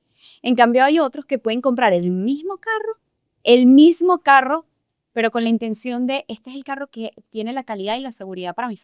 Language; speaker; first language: Spanish; native; Spanish